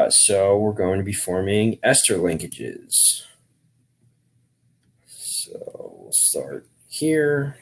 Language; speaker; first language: English; native; English